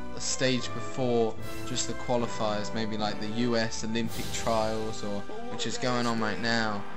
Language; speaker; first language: English; early bilingual, other home language; Italian